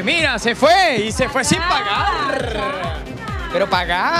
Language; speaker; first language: Spanish; native; Spanish